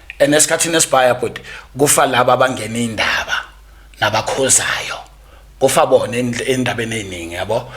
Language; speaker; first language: Zulu; native; Zulu